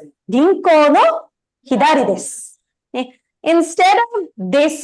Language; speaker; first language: Japanese; non-native, fluent; Tamil